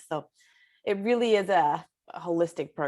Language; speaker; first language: English; native; English